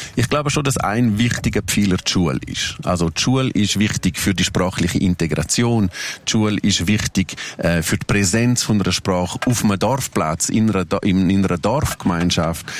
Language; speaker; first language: German; non-native, local second language; Romansh